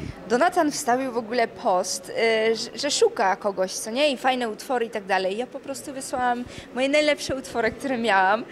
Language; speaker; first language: Polish; early bilingual, heritage; Polish